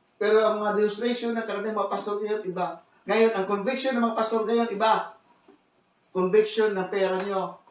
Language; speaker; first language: Filipino; non-native, local second language; Cebuano